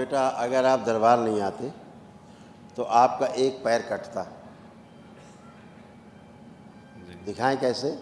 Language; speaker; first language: Hindi; native; Hindi